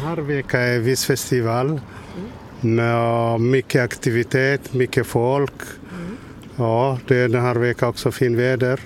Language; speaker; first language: Swedish; non-native, learner; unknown